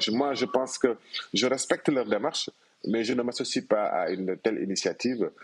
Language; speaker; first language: French; non-native, local second language; Wolof